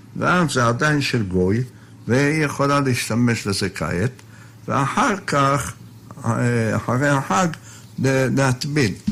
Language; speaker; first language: Hebrew; native; Hebrew